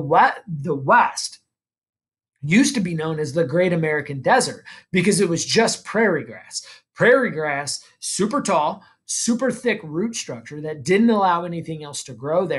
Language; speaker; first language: English; native; English